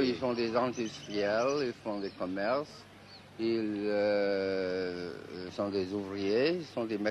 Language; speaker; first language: French; non-native, fluent; Chinese